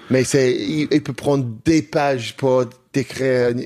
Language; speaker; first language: French; non-native, fluent; English